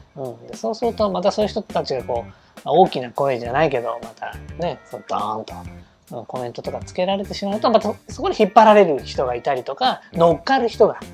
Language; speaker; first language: Japanese; native; Japanese